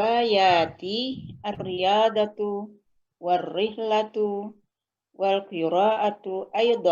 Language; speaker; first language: Arabic; non-native, learner; Indonesian